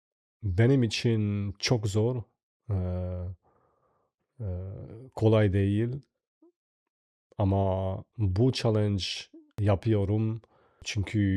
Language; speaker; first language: Turkish; non-native, learner; French